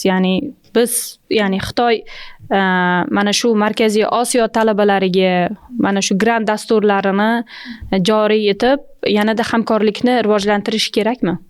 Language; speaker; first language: Uzbek; native; Uzbek